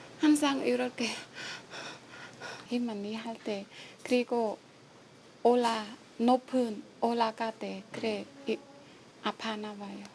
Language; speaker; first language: Korean; non-native, learner; Khmer